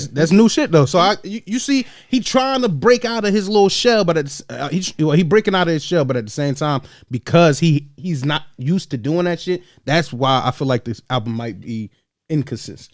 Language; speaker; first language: English; native; English